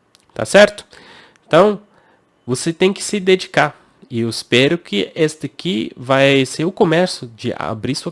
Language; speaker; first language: Portuguese; non-native, fluent; English